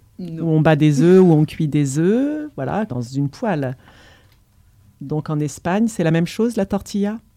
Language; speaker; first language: French; native; French